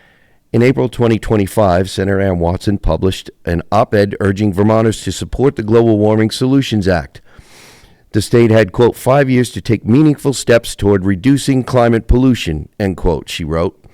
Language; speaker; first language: English; native; English